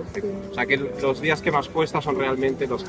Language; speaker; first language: Spanish; native; Spanish